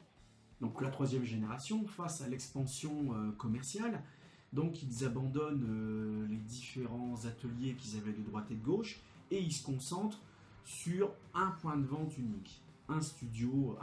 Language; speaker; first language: French; native; French